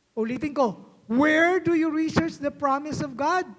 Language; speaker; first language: English; non-native, local second language; Filipino